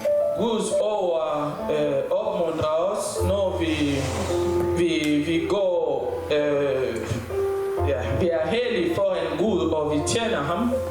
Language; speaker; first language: Danish; non-native, fluent; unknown